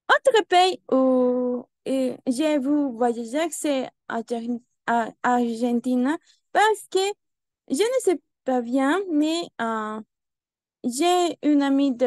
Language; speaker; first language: French; non-native, learner; Spanish